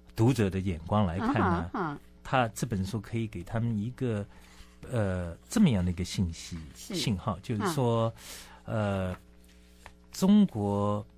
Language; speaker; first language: Chinese; native; Chinese